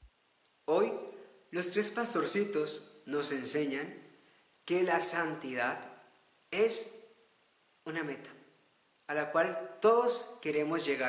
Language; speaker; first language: Spanish; native; Spanish